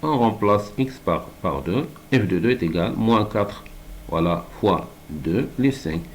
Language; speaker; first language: French; non-native, local second language; Arabic